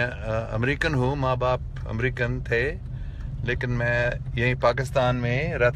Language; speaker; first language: Hindi; non-native, local second language; English